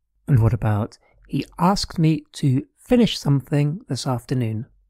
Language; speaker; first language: English; native; English